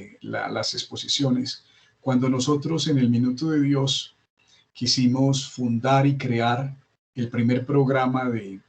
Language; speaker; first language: Spanish; native; Spanish